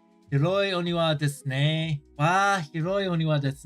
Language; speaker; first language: Japanese; non-native, learner; English